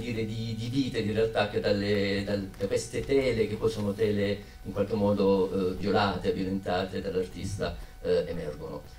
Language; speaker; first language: Italian; native; Italian